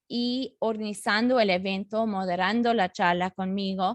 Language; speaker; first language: Spanish; non-native, fluent; English